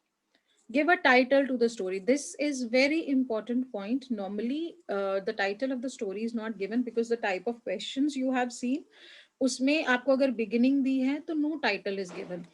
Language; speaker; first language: English; non-native, local second language; Hindi